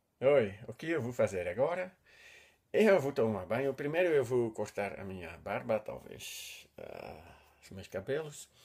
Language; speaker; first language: Portuguese; non-native, learner; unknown